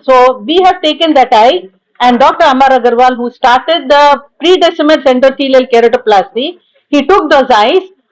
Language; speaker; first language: English; non-native, local second language; Tamil